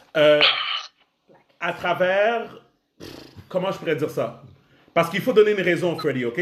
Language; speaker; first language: French; native; French